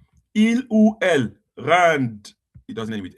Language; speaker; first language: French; non-native, learner; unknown